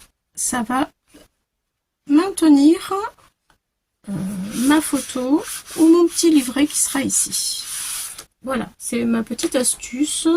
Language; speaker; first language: French; native; French